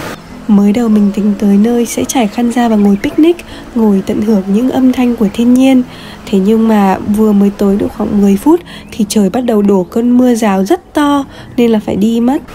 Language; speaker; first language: Vietnamese; native; Vietnamese